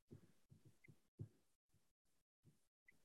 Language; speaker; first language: English; non-native, fluent; Spanish